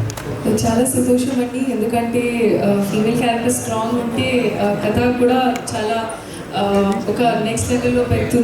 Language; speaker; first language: Telugu; non-native, local second language; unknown